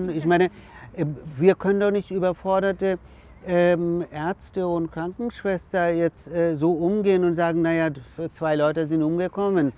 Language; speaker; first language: German; non-native, fluent; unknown